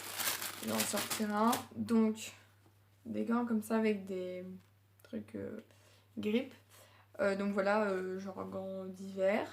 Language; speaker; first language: French; native; French